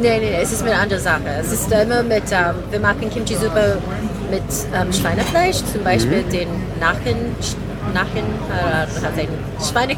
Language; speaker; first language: German; non-native, learner; Korean